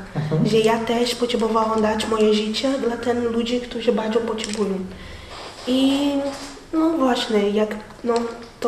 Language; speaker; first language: Polish; non-native, learner; Portuguese